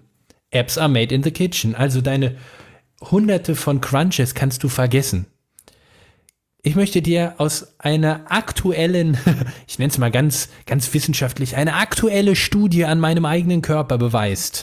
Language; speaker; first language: German; native; German